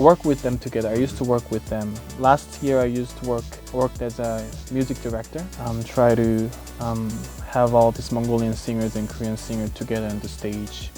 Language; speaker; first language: English; non-native, fluent; Korean